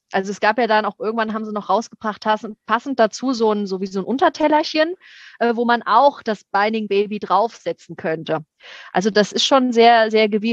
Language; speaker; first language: German; native; German